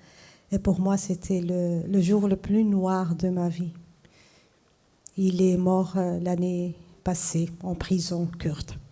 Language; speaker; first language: French; non-native, fluent; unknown